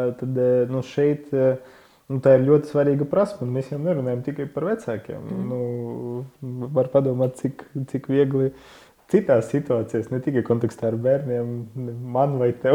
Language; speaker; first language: Latvian; non-native, local second language; Russian